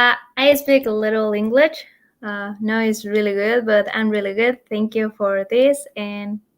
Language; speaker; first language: English; non-native, learner; Spanish